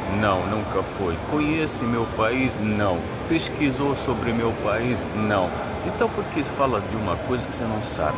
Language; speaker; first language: Portuguese; non-native, fluent; Arabic